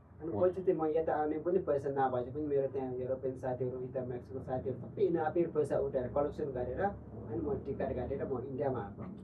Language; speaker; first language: Nepali; non-native, local second language; Tibetan